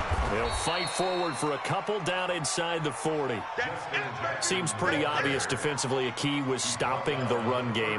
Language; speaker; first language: English; native; English